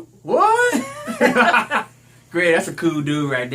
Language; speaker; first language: English; native; English